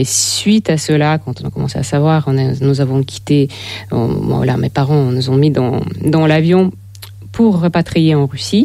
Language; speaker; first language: French; non-native, fluent; Russian